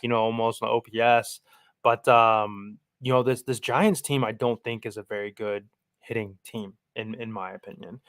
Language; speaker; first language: English; native; English